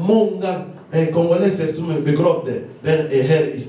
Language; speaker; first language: Swedish; non-native, learner; Lingala